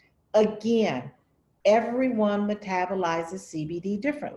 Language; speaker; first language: English; native; English